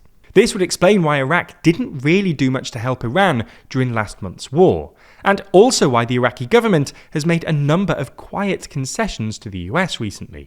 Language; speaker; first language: English; native; English